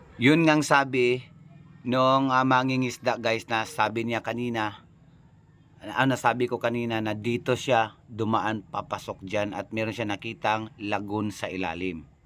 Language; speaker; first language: Filipino; non-native, local second language; Cebuano